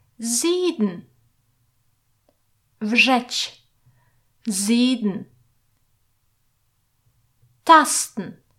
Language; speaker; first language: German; non-native, fluent; Polish